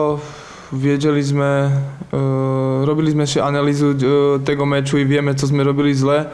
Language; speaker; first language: Polish; non-native, learner; Slovak